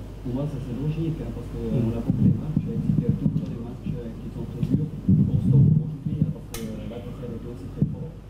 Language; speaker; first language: French; non-native, fluent; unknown